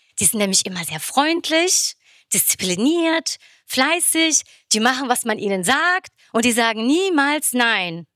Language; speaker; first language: German; early bilingual, other home language; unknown